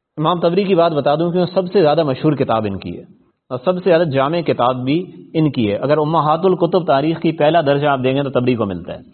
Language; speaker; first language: Urdu; non-native, local second language; Punjabi